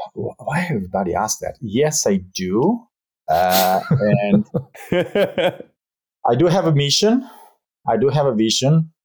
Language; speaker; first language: English; non-native, fluent; Albanian